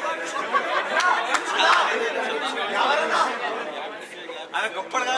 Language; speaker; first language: Telugu; non-native, learner; Hindi